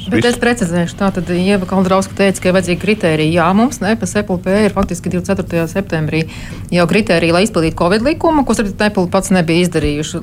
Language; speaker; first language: Latvian; native; Latvian